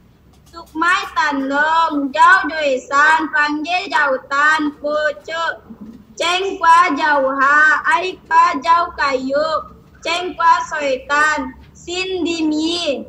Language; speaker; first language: Cantonese; non-native, learner; Indonesian